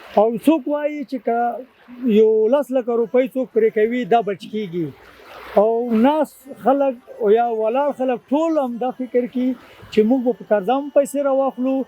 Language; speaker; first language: Pashto; native; Pashto